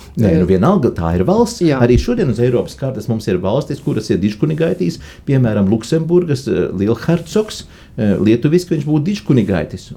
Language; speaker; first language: Latvian; native; Latvian